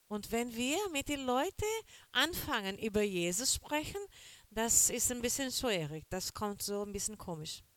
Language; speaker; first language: German; non-native, fluent; Portuguese